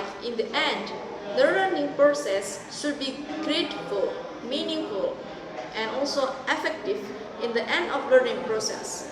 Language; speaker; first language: English; non-native, learner; Indonesian